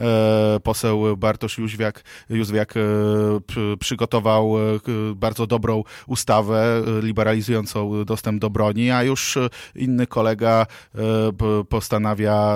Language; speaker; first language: Polish; native; Polish